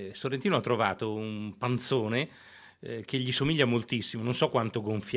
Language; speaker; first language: Italian; native; Italian